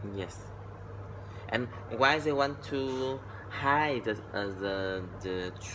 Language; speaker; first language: English; non-native, learner; Vietnamese